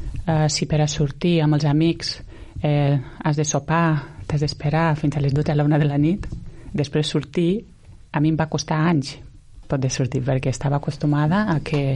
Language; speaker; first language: Catalan; non-native, fluent; Romanian